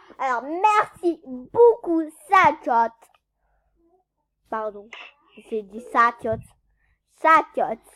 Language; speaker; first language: French; native; French